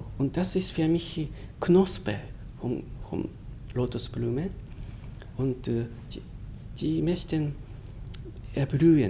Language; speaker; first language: German; non-native, learner; Japanese